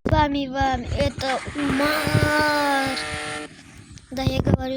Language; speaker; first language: Russian; non-native, learner; Uzbek